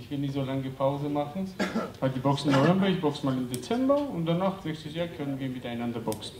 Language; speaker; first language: German; non-native, fluent; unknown